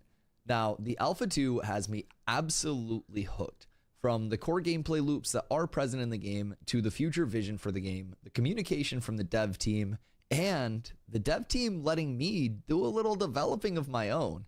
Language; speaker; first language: English; native; English